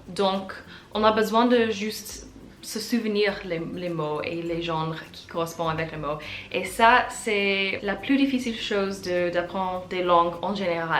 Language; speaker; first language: French; non-native, learner; English